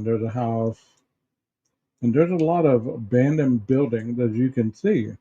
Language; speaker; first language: English; native; English